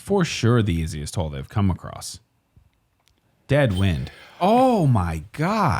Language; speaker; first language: English; native; English